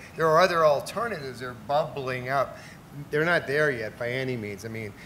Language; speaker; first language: English; native; English